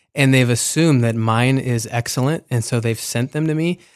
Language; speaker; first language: English; early bilingual, other home language; Spanish